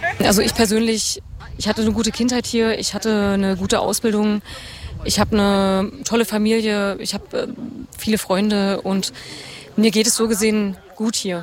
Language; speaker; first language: German; native; German